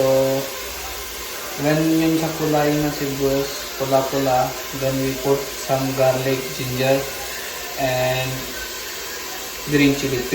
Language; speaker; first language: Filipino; non-native, learner; Hindi